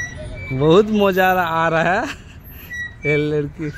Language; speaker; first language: Hindi; non-native, local second language; Bangla